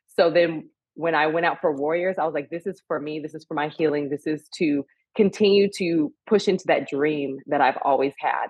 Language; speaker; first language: English; native; English